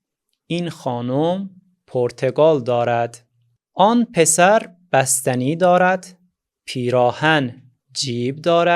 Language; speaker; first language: Persian; non-native, fluent; Azerbaijani